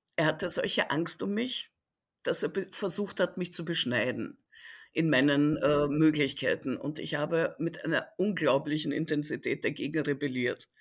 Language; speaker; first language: German; early bilingual, other home language; Russian